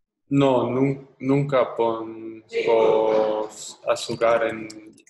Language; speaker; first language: Spanish; non-native, learner; English